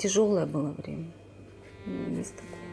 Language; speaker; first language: Russian; native; Russian